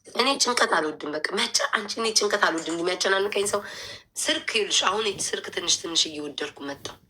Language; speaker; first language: Amharic; native; Amharic